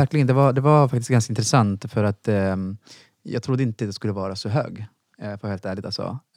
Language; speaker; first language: Swedish; non-native, fluent; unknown